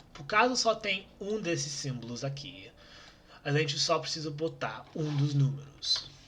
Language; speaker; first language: Portuguese; non-native, learner; English